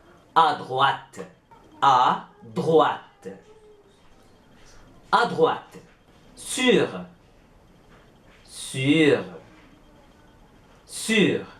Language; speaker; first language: French; non-native, fluent; Arabic